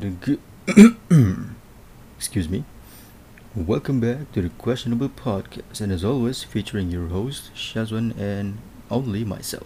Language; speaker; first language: English; non-native, local second language; Malay